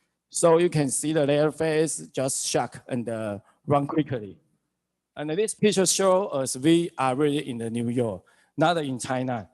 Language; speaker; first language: English; non-native, learner; Chinese